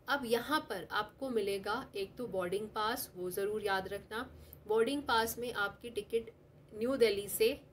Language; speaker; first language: Hindi; non-native, local second language; Telugu